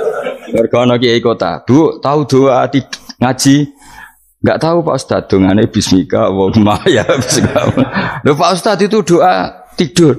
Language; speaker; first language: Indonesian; non-native, local second language; Javanese